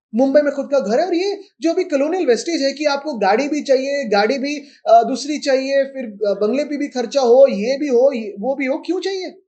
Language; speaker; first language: Hindi; non-native, local second language; Marathi